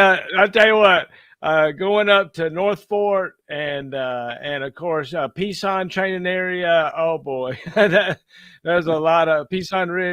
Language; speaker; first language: English; native; English